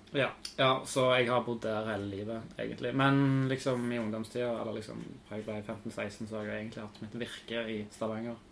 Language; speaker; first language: Norwegian; native; Norwegian